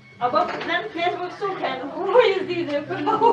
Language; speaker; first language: German; non-native, learner; Hindi